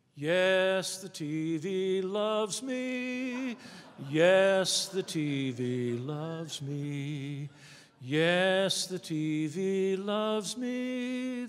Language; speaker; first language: English; native; English